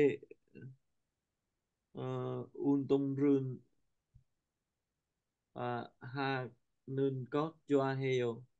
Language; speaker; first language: Korean; non-native, learner; Vietnamese